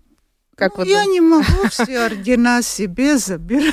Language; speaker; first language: Russian; non-native, local second language; Latvian